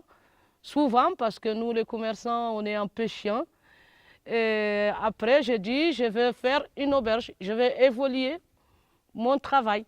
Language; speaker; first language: French; non-native, local second language; Arabic